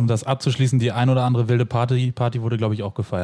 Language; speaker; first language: German; native; German